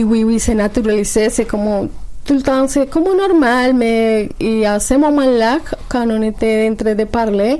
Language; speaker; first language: French; non-native, learner; Spanish